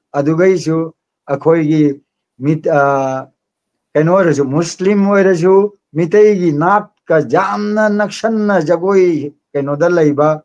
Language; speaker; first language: Manipuri; native; Manipuri